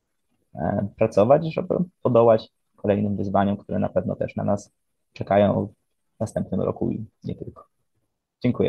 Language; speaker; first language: Polish; native; Polish